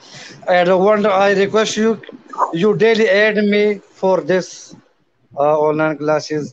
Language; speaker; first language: English; non-native, learner; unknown